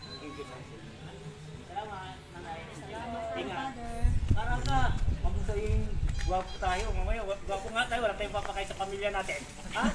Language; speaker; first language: Filipino; non-native, local second language; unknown